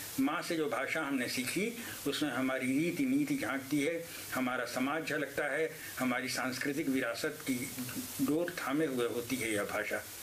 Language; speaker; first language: Hindi; native; Hindi